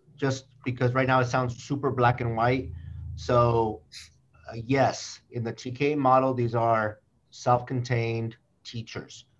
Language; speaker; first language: English; native; English